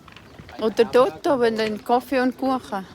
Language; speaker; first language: German; non-native, learner; Cebuano